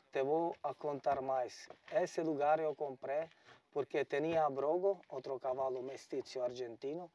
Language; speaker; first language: Portuguese; non-native, learner; Italian